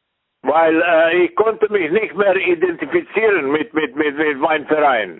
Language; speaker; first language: German; non-native, fluent; Serbian